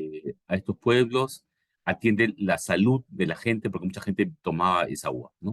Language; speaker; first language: Spanish; native; Spanish